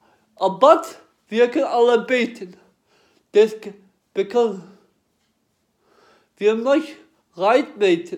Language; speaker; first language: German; non-native, learner; Turkish